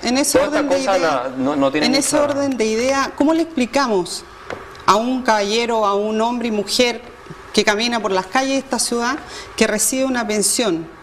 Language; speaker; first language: Spanish; native; Spanish